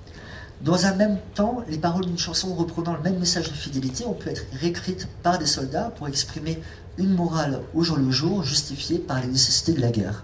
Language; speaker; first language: French; native; French